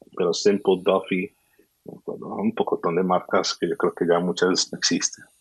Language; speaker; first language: Spanish; native; Spanish